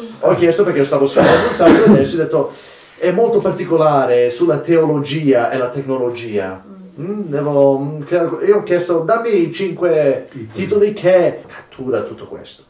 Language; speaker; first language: Italian; non-native, fluent; English